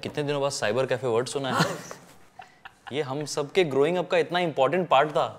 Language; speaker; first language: Hindi; native; Hindi